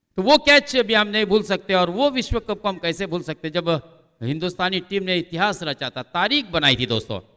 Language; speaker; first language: Hindi; non-native, local second language; Marathi